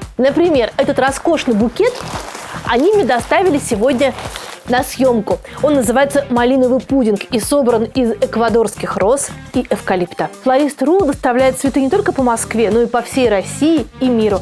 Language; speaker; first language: Russian; native; Russian